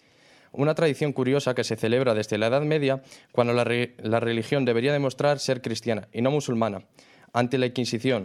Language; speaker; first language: Spanish; native; Spanish